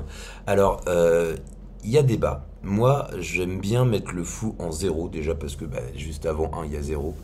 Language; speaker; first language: French; native; French